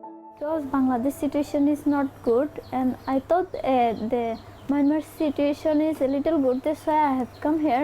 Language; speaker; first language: English; non-native, learner; Rohingya